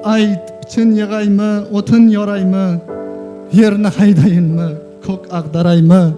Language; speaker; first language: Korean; non-native, fluent; Uzbek